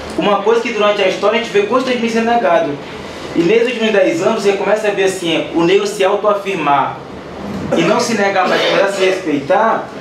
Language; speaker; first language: Portuguese; native; Portuguese